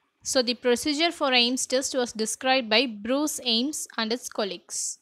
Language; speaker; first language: English; non-native, local second language; Tamil